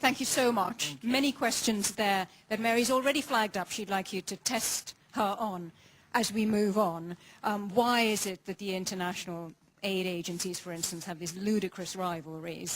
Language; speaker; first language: English; native; English